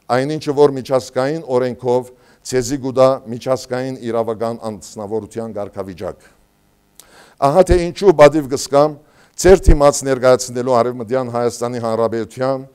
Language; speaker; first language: Armenian; early bilingual, heritage; Armenian